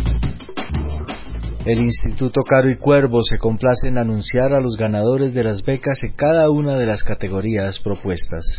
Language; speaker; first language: Spanish; native; Spanish